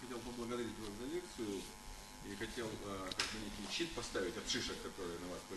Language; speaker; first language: Russian; non-native, fluent; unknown